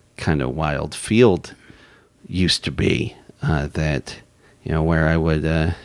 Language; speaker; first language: English; native; English